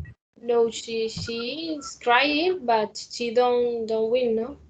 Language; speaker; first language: English; non-native, learner; Spanish